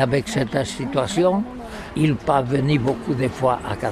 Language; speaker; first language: French; non-native, learner; Catalan